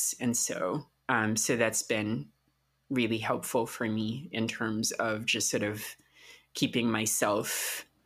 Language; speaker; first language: English; non-native, local second language; Filipino